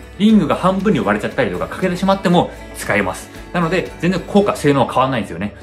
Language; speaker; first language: Japanese; early bilingual, heritage; Japanese